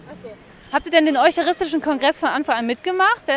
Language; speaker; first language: German; native; German